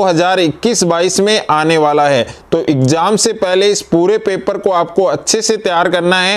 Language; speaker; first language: Hindi; native; Hindi